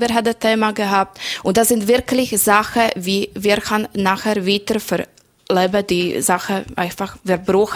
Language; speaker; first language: German; non-native, learner; Slovak